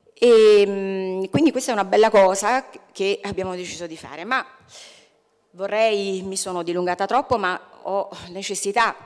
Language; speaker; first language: Italian; native; Italian